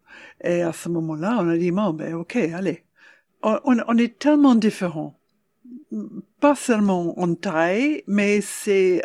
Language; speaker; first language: French; non-native, fluent; English